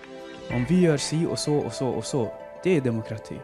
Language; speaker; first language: Swedish; non-native, fluent; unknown